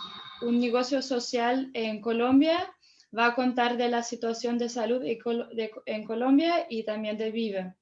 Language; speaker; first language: Spanish; non-native, fluent; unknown